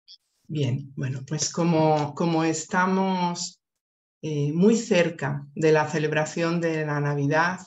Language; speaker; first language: Spanish; native; Spanish